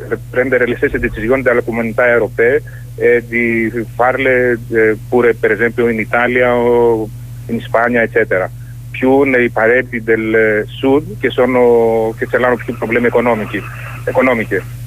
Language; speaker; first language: Italian; non-native, fluent; Greek